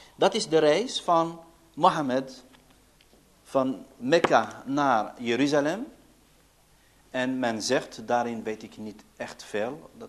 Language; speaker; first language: Dutch; early bilingual, other home language; Arabic